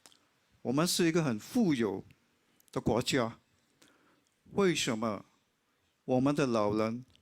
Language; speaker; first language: Chinese; non-native, local second language; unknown